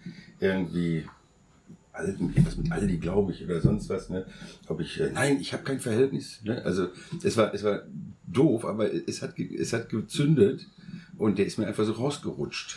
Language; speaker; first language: German; native; German